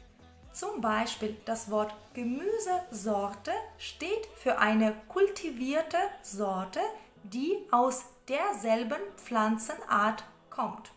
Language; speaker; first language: German; non-native, fluent; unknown